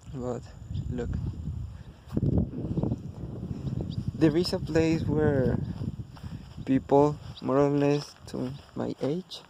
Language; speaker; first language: English; non-native, learner; Spanish